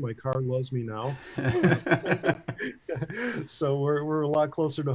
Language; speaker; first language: English; native; English